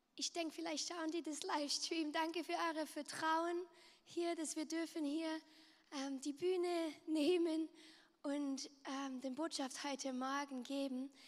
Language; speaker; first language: German; non-native, local second language; French